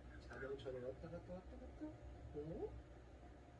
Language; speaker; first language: Korean; native; Korean